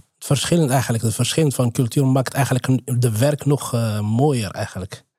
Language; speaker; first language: Dutch; non-native, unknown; Arabic